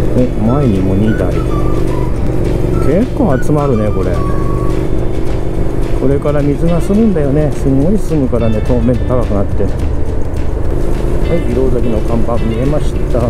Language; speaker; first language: Japanese; native; Japanese